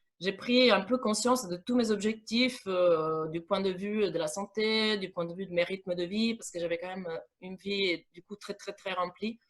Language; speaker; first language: French; non-native, fluent; Italian